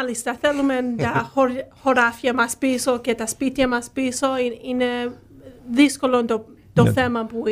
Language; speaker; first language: Greek; early bilingual, heritage; Greek